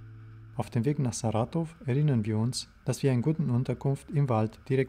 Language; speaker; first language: German; native; German